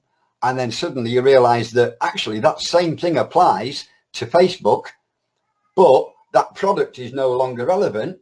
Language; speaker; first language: English; native; English